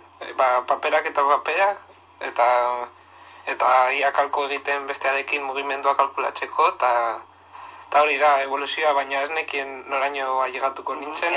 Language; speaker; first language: Basque; non-native, local second language; Spanish